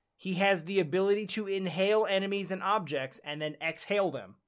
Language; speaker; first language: English; native; English